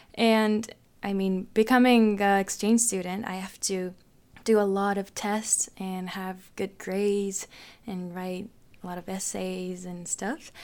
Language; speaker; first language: English; non-native, fluent; Japanese